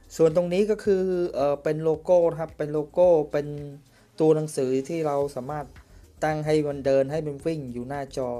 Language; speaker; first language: Thai; non-native, fluent; Khmer